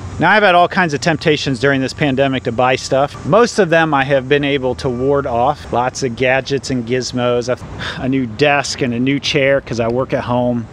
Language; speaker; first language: English; native; English